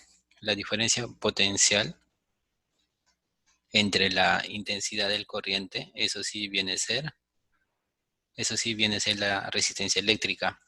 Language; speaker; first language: Spanish; native; Spanish